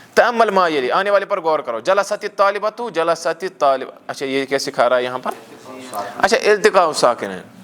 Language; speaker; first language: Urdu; non-native, local second language; Kashmiri